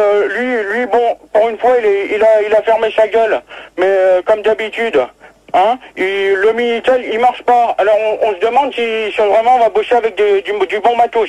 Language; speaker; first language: French; native; French